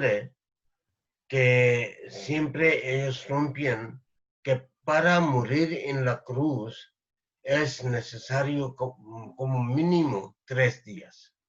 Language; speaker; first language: Spanish; non-native, learner; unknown